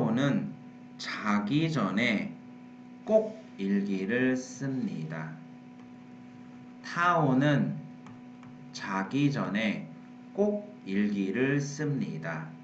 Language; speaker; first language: Korean; non-native, fluent; Vietnamese